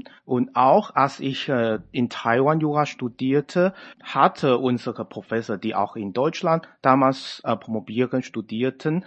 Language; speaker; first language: German; non-native, fluent; Chinese